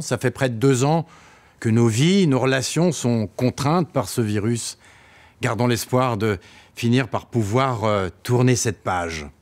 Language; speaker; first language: French; native; French